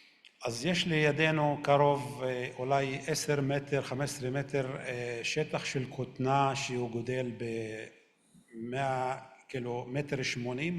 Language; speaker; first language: Hebrew; non-native, local second language; Arabic